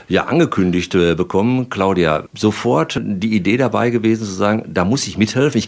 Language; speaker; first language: German; native; German